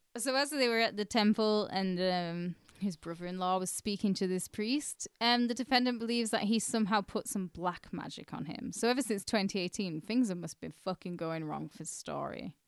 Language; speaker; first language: English; early bilingual, other home language; Hindi